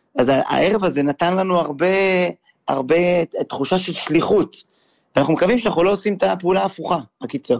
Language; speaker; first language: Hebrew; native; Hebrew